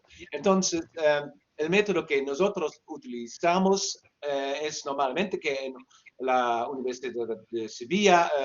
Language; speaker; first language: Spanish; non-native, learner; Dutch